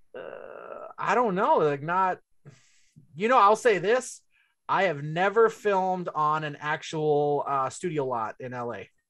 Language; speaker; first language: English; native; English